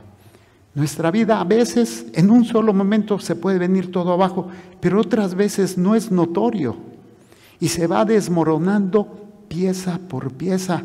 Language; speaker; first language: Spanish; native; Spanish